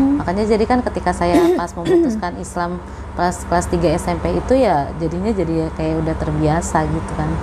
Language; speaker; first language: Indonesian; native; Indonesian